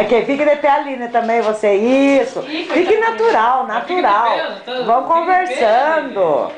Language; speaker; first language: Portuguese; native; Portuguese